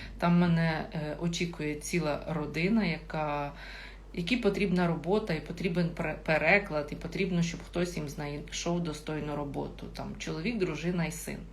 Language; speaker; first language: Ukrainian; non-native, local second language; Russian